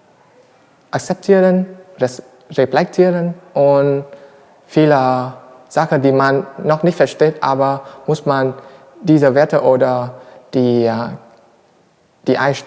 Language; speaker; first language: German; non-native, learner; Vietnamese